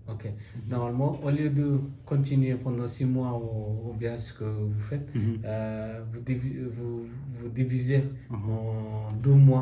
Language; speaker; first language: French; non-native, learner; Bangla